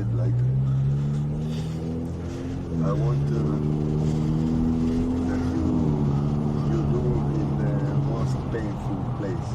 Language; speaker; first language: English; non-native, learner; Italian